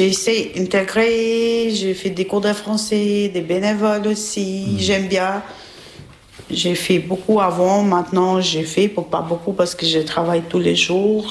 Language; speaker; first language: French; non-native, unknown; Albanian